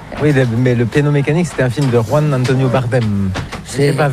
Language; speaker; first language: French; native; French